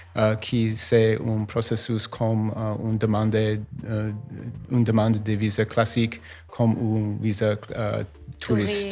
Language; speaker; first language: French; non-native, learner; English